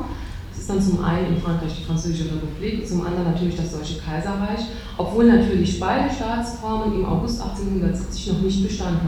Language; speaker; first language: German; native; German